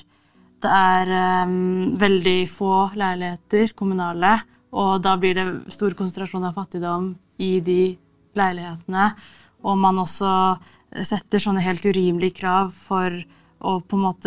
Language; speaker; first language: Norwegian; native; Norwegian